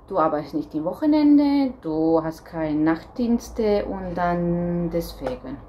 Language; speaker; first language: German; non-native, fluent; Romanian